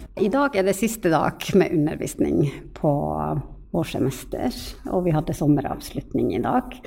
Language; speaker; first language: Norwegian; non-native, fluent; Finnish